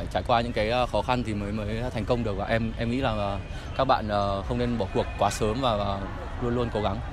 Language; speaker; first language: Vietnamese; early bilingual, heritage; Vietnamese